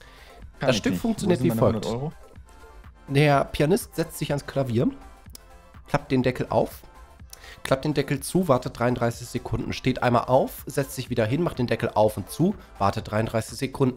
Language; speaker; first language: German; native; German